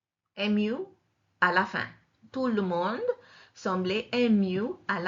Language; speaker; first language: French; non-native, fluent; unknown